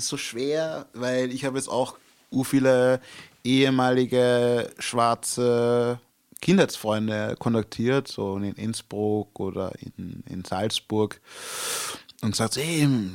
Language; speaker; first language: German; early bilingual, other home language; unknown